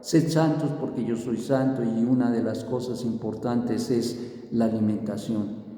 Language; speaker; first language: Spanish; native; Spanish